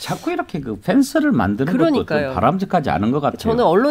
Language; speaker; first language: Korean; native; Korean